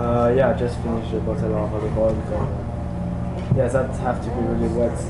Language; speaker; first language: English; non-native, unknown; French